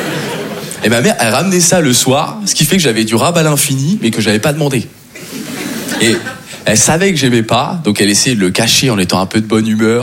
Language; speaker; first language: French; native; French